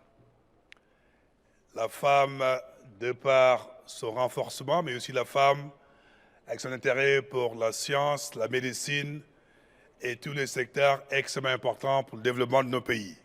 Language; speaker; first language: French; non-native, local second language; Wolof